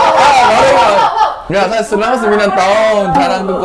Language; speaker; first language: Indonesian; non-native, fluent; Korean